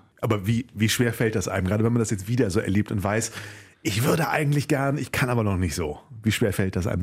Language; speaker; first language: German; native; German